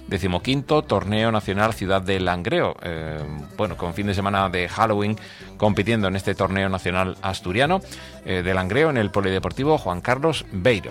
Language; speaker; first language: Spanish; native; Spanish